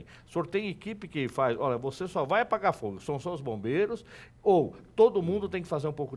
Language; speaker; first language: Portuguese; native; Portuguese